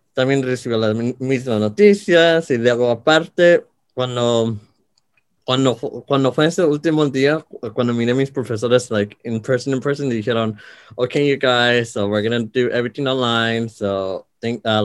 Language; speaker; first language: Spanish; early bilingual, heritage; Spanish